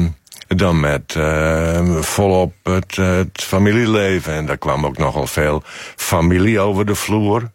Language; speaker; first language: Dutch; native; Dutch